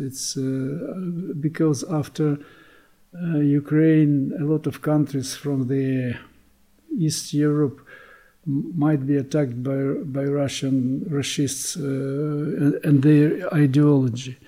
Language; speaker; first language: English; non-native, learner; Ukrainian